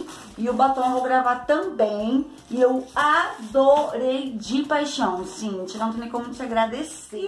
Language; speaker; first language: Portuguese; native; Portuguese